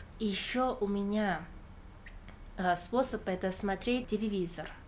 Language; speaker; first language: Russian; non-native, fluent; Chinese